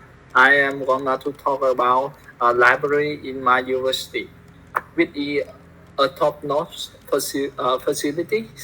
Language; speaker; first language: English; non-native, learner; Vietnamese